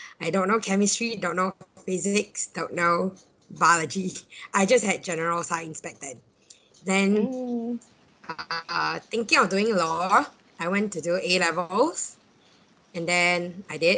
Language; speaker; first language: English; non-native, local second language; Cantonese